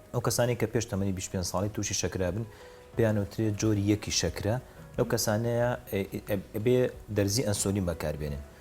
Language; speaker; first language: Central Kurdish; native; Central Kurdish